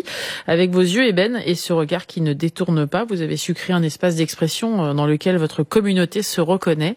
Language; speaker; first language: French; native; French